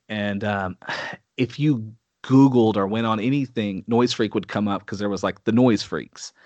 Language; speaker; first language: English; native; English